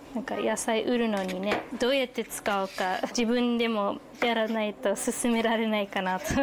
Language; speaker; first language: Japanese; non-native, fluent; English